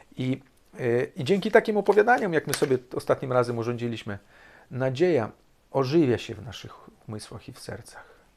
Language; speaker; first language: Polish; early bilingual, heritage; Polish